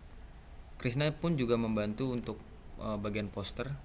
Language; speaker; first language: Indonesian; native; Indonesian